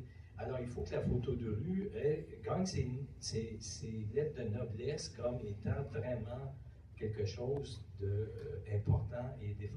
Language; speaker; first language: French; native; French